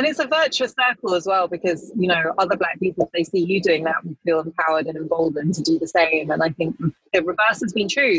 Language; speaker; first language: English; native; English